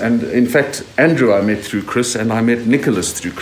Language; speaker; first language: English; native; English